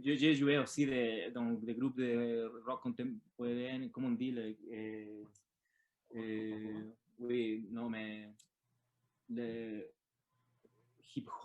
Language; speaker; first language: French; non-native, learner; Spanish